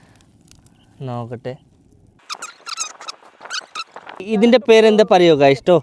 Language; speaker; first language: Malayalam; non-native, learner; Bangla